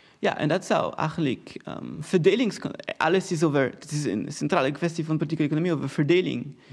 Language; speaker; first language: Dutch; non-native, fluent; Portuguese